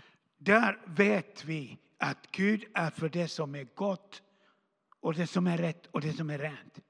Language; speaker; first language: Swedish; non-native, fluent; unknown